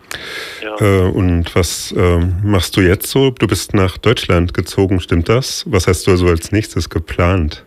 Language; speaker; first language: German; native; German